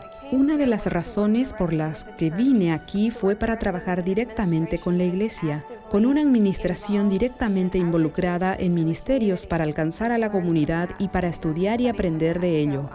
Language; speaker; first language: Spanish; non-native, fluent; English